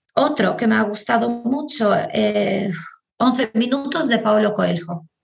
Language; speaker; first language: Spanish; non-native, fluent; Albanian